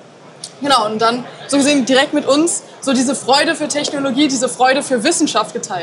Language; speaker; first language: German; native; German